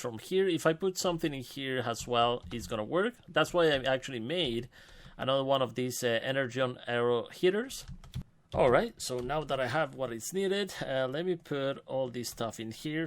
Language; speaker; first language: English; non-native, fluent; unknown